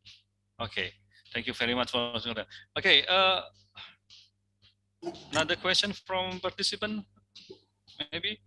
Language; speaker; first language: English; non-native, fluent; Indonesian